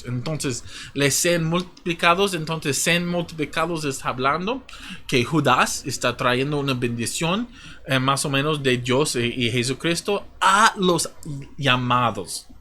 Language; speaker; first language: Spanish; non-native, fluent; English